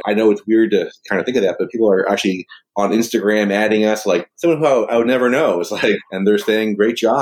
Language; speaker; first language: English; native; English